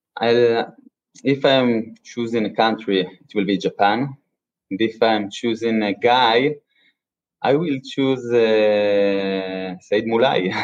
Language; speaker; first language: English; non-native, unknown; Hebrew